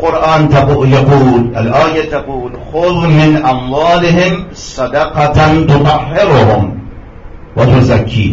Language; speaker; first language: Arabic; non-native, fluent; Persian